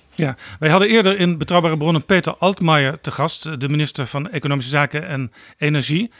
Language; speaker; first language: Dutch; native; Dutch